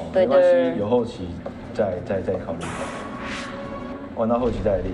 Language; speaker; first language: Chinese; native; Chinese